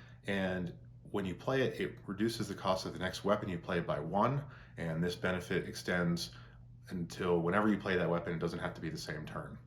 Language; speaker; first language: English; native; English